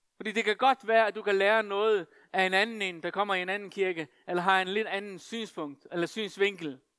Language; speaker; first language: Danish; non-native, local second language; Faroese